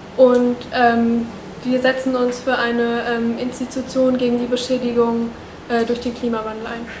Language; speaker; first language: German; native; German